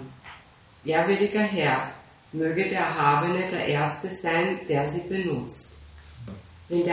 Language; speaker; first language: German; native; German